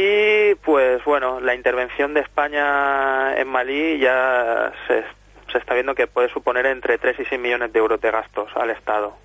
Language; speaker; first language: Spanish; native; Spanish